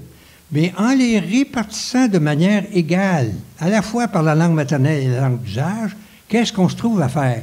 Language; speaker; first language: French; native; French